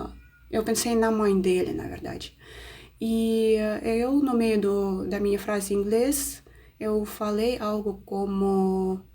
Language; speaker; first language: Portuguese; non-native, fluent; Russian